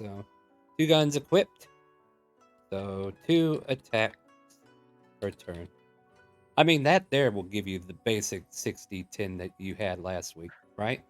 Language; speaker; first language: English; native; English